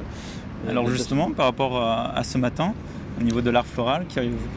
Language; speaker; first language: French; native; French